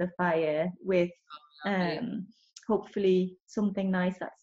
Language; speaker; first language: English; native; English